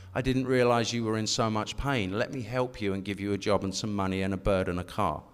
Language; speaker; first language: English; native; English